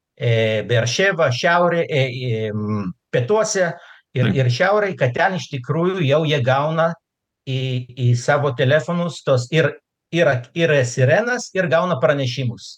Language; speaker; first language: Lithuanian; non-native, local second language; Russian